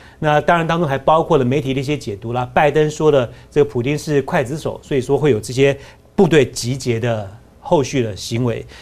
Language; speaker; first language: Chinese; native; Chinese